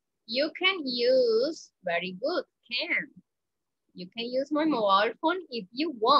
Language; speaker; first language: English; non-native, fluent; Spanish